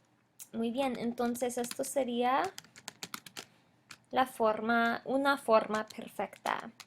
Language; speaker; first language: Spanish; non-native, fluent; English